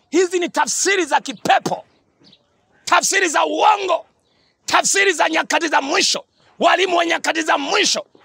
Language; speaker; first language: Swahili; native; Swahili